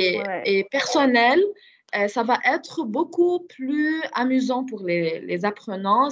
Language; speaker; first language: French; non-native, fluent; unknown